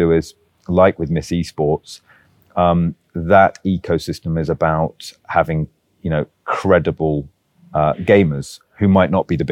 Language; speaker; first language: English; native; English